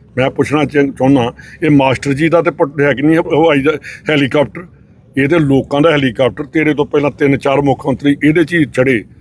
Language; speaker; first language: Punjabi; native; Punjabi